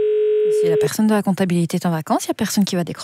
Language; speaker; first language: French; native; French